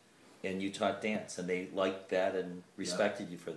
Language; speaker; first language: English; native; English